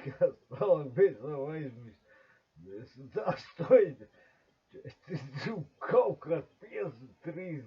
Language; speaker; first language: Latvian; non-native, local second language; Russian